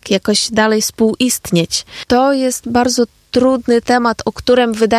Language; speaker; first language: Polish; non-native, fluent; Ukrainian